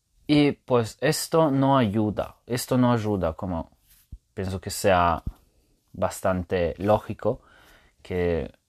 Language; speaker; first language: Spanish; non-native, fluent; Italian